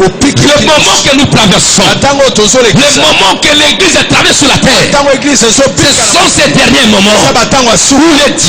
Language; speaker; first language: French; non-native, local second language; Lingala